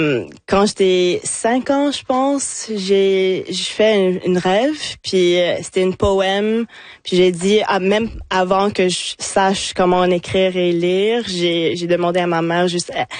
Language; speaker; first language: French; non-native, local second language; English